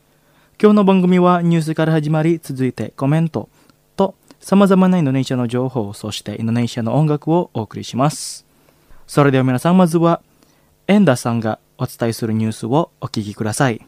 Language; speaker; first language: Japanese; non-native, fluent; Indonesian